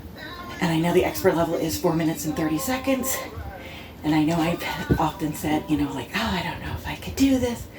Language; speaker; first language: English; native; English